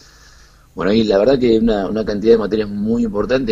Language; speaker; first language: Spanish; native; Spanish